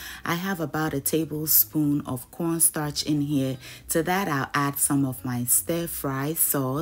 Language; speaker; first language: English; non-native, local second language; Ga